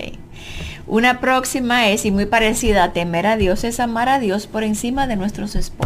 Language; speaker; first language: Spanish; native; Spanish